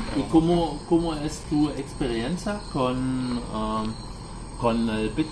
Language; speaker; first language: Spanish; non-native, learner; German